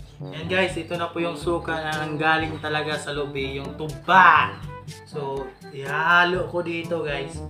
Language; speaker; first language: Filipino; non-native, local second language; Cebuano